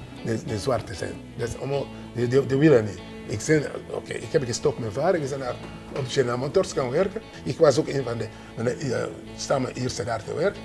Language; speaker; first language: Dutch; non-native, learner; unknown